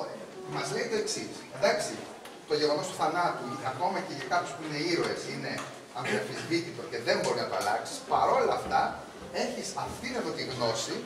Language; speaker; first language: Greek; native; Greek